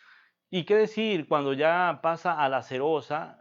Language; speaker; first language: Spanish; native; Spanish